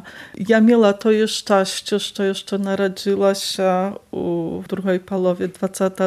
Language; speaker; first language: Polish; non-native, local second language; Belarusian